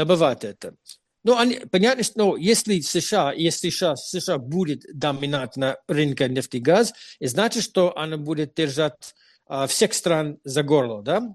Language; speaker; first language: Russian; non-native, fluent; English